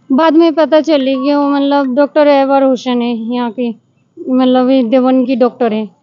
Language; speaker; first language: Hindi; native; Hindi